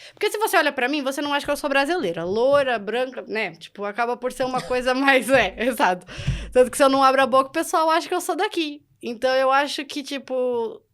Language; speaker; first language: Portuguese; native; Portuguese